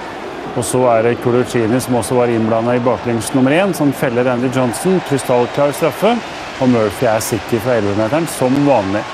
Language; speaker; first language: Norwegian; native; Norwegian